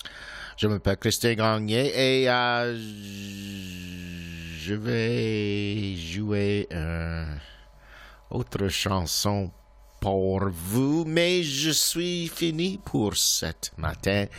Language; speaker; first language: French; non-native, local second language; English